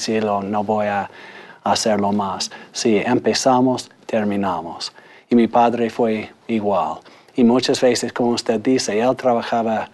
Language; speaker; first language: Spanish; non-native, fluent; English